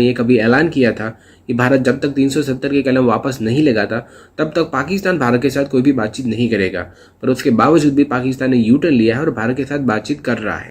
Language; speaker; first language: Hindi; native; Hindi